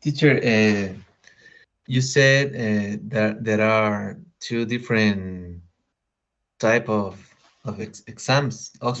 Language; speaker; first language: English; non-native, learner; Spanish